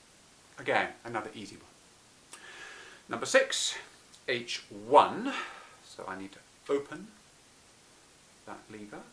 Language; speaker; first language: English; native; English